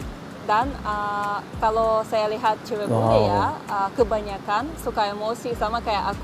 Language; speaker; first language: Indonesian; non-native, fluent; Russian